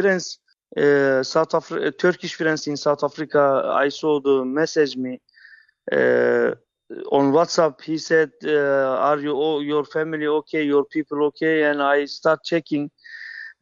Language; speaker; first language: English; non-native, fluent; Turkish